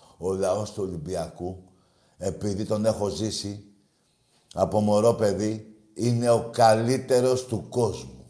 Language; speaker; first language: Greek; native; Greek